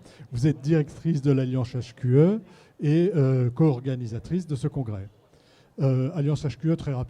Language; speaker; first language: French; native; French